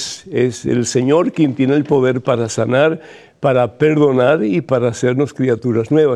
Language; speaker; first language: Spanish; native; Spanish